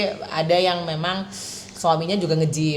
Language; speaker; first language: Indonesian; native; Indonesian